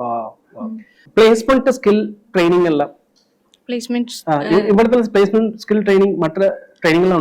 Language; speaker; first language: Malayalam; non-native, fluent; Tamil